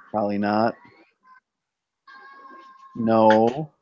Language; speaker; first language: English; native; English